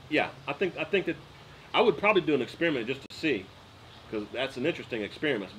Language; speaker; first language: English; native; English